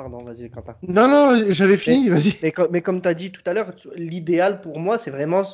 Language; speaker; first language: French; native; French